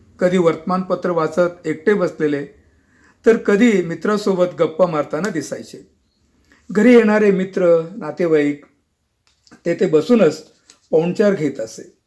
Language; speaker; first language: Marathi; non-native, local second language; Kannada